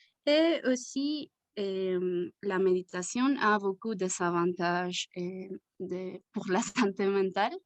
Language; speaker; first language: French; non-native, learner; Spanish